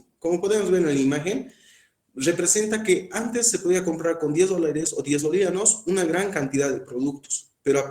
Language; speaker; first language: Spanish; native; Spanish